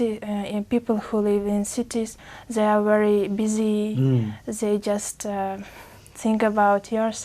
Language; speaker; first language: English; non-native, learner; Uzbek